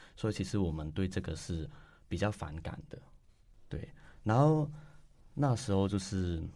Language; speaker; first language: Chinese; non-native, local second language; Cantonese